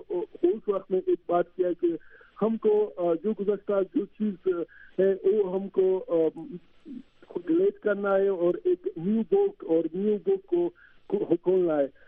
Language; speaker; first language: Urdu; non-native, learner; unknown